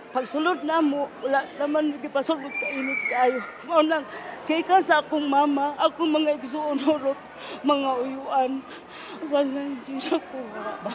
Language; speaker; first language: Cebuano; native; Cebuano